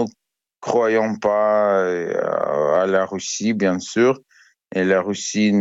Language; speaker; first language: French; non-native, learner; Ukrainian